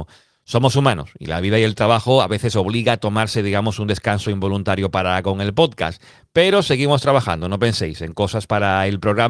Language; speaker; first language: Spanish; native; Spanish